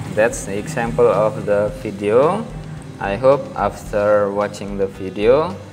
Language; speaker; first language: English; non-native, fluent; Indonesian